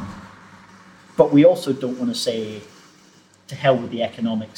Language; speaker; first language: English; native; English